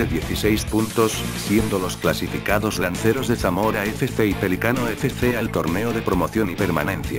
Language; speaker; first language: Spanish; native; Spanish